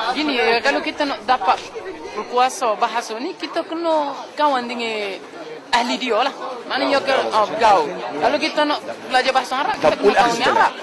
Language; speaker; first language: Malay; non-native, fluent; Arabic